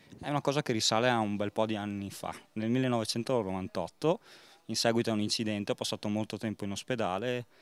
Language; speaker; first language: Italian; native; Italian